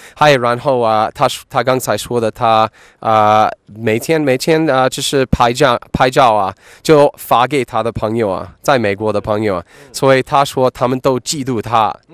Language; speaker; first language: Chinese; non-native, fluent; English